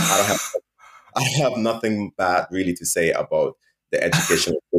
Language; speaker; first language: English; non-native, fluent; Dutch